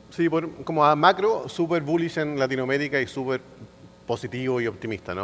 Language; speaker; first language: Spanish; native; Spanish